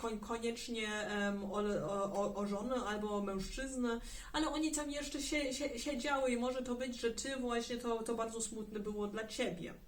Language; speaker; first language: Polish; early bilingual, heritage; German